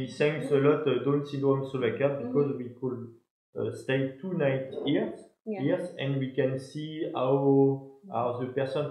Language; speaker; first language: English; non-native, learner; French